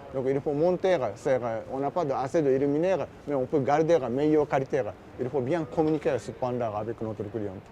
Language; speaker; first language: French; non-native, learner; Japanese